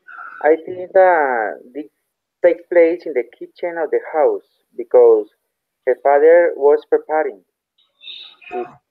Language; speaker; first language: English; non-native, learner; Spanish